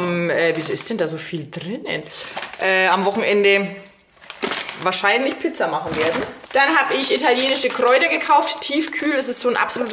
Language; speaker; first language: German; native; German